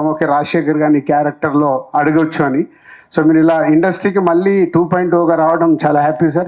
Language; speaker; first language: Telugu; native; Telugu